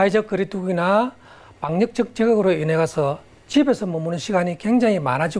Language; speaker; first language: Korean; native; Korean